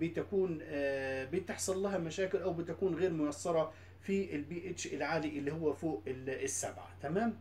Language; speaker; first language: Arabic; native; Arabic